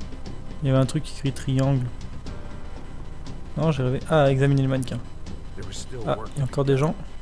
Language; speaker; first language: French; native; French